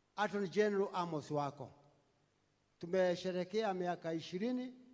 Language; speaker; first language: Swahili; non-native, local second language; Kikuyu